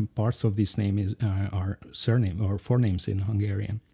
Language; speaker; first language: English; non-native, fluent; Hungarian